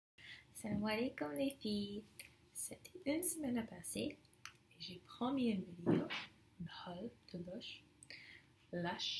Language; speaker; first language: French; non-native, learner; English